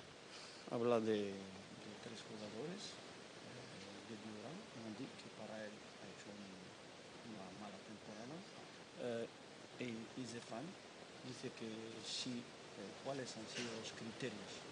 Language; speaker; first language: Spanish; non-native, fluent; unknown